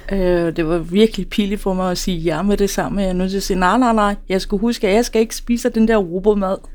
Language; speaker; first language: Danish; non-native, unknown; Swahili